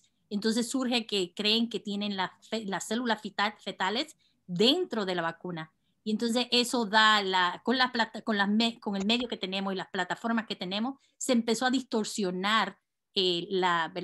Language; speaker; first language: Spanish; native; Spanish